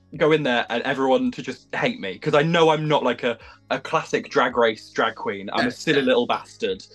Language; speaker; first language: English; native; English